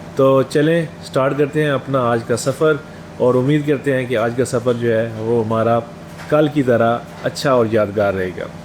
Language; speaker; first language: Urdu; native; Urdu